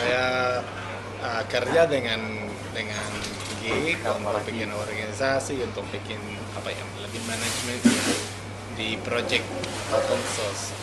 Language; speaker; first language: Indonesian; non-native, learner; English